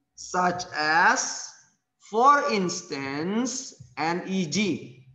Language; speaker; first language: English; non-native, fluent; Indonesian